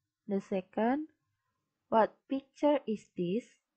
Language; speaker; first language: English; non-native, fluent; Indonesian